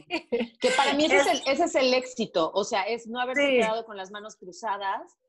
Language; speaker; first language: Spanish; native; Spanish